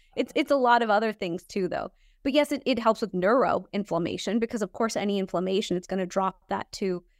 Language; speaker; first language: English; native; English